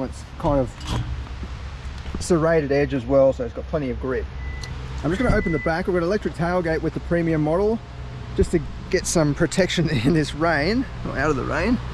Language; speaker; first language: English; native; English